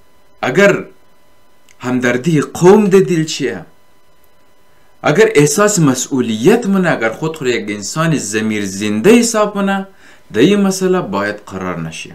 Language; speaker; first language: Persian; native; Persian